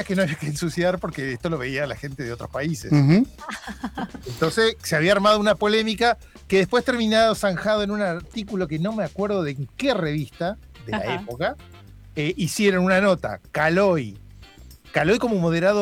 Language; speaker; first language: Spanish; native; Spanish